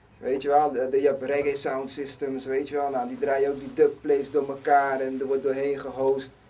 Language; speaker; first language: Dutch; native; Dutch